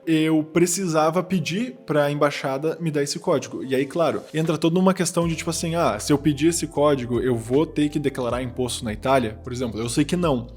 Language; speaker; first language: Portuguese; native; Portuguese